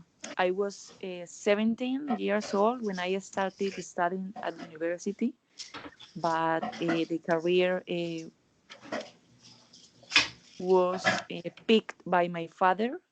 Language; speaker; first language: English; non-native, learner; Spanish